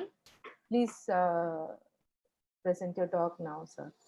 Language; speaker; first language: English; non-native, local second language; Tamil